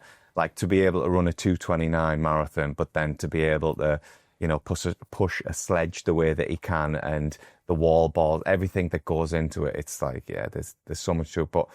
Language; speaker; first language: English; native; English